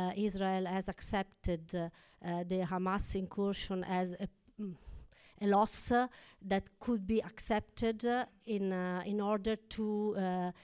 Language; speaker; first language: English; non-native, fluent; Italian